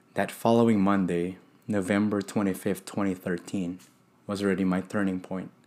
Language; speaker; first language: English; non-native, local second language; Filipino